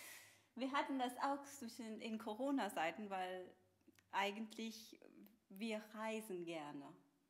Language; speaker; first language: German; non-native, fluent; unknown